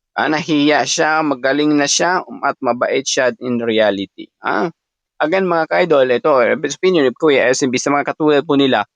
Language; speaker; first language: Filipino; non-native, local second language; Cebuano